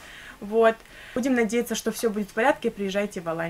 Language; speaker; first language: Russian; native; Russian